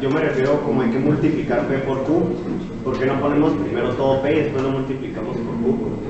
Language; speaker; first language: Spanish; native; Spanish